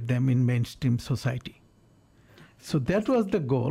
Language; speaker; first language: English; non-native, local second language; Bangla